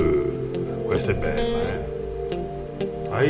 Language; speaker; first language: Italian; native; Italian